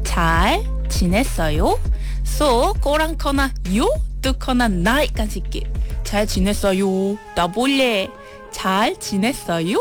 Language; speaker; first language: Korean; non-native, learner; Malay